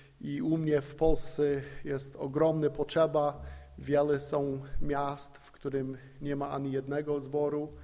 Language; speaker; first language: Polish; non-native, fluent; English